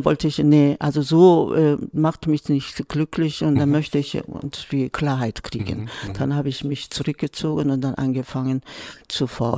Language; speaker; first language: German; non-native, fluent; Korean